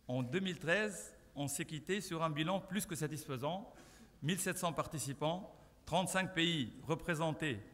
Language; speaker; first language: French; non-native, local second language; Arabic